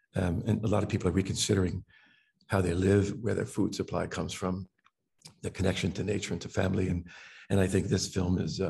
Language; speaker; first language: English; native; English